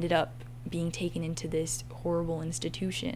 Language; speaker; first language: English; native; English